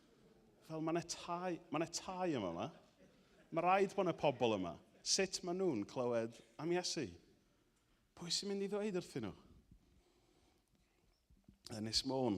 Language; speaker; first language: Welsh; native; Welsh